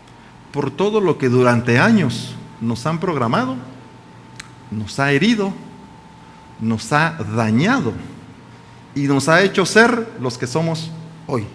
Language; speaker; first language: Spanish; native; Spanish